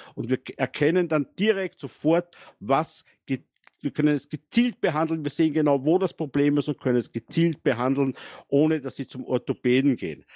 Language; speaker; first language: German; native; German